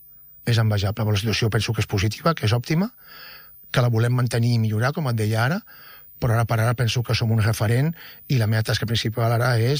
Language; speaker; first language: Catalan; native; Catalan